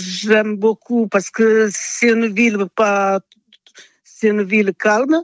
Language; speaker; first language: French; non-native, fluent; Portuguese